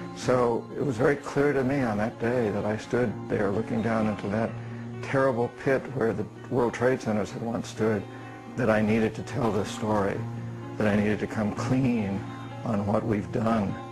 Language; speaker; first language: English; native; English